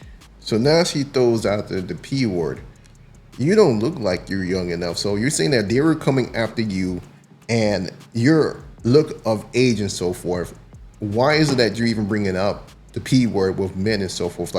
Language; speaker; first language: English; native; English